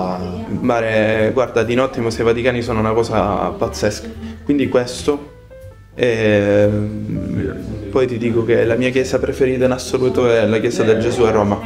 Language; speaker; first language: Italian; native; Italian